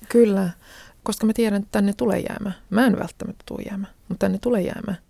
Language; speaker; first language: Finnish; early bilingual, other home language; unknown